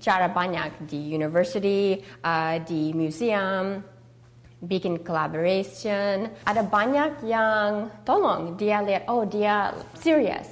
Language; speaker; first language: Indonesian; early bilingual, heritage; English